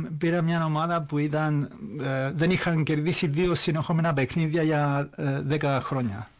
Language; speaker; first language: Greek; early bilingual, heritage; Greek